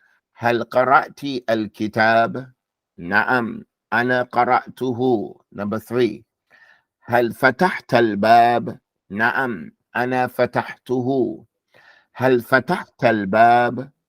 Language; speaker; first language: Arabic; non-native, fluent; English